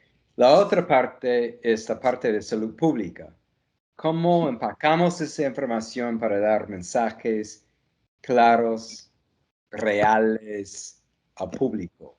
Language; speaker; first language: Spanish; non-native, fluent; English